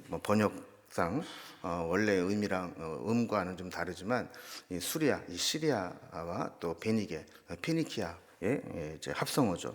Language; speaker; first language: Korean; native; Korean